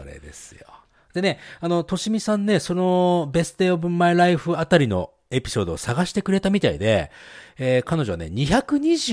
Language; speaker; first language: Japanese; native; Japanese